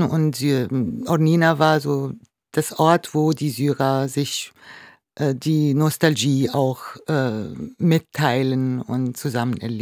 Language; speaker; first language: German; non-native, fluent; Arabic